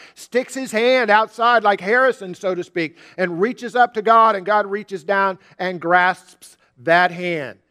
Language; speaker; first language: English; native; English